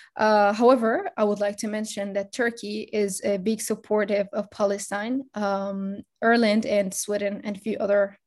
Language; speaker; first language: English; non-native, fluent; Arabic